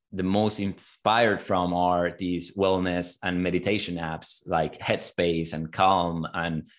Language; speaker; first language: English; non-native, fluent; Spanish